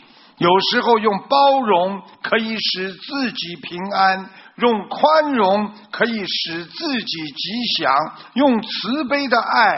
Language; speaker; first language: Chinese; native; Chinese